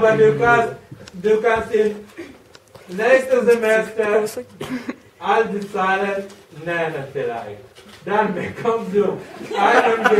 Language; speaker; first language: German; non-native, learner; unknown